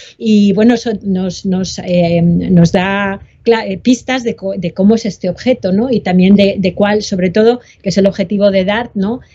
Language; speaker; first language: Spanish; native; Spanish